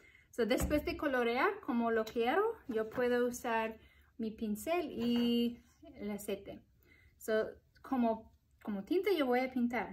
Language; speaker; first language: Spanish; non-native, fluent; English